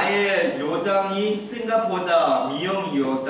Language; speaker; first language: Korean; non-native, fluent; Chinese